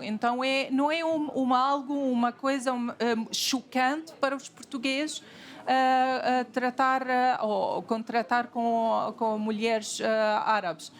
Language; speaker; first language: Portuguese; non-native, fluent; Arabic